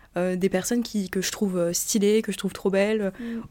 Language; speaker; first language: French; native; French